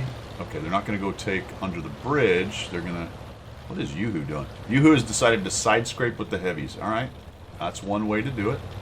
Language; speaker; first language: English; native; English